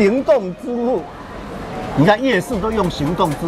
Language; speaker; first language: Chinese; native; Chinese